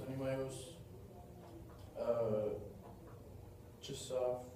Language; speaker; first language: Russian; non-native, learner; English